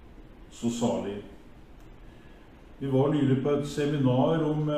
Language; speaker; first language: Norwegian; native; Norwegian